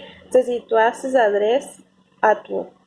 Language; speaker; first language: French; non-native, learner; Spanish